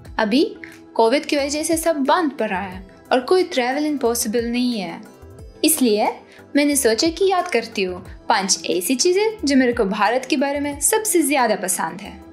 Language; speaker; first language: Hindi; non-native, fluent; Ukrainian